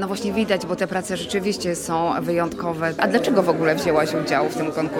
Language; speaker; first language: Polish; native; Polish